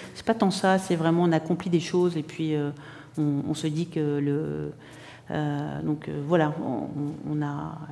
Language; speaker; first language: French; native; French